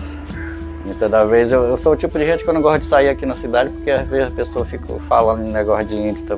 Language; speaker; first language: Portuguese; non-native, local second language; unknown